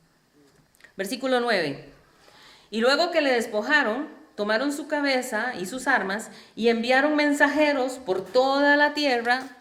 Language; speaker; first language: Spanish; native; Spanish